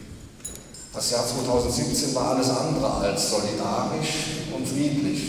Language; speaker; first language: German; native; German